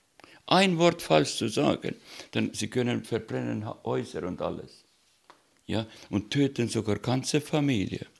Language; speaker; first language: German; non-native, learner; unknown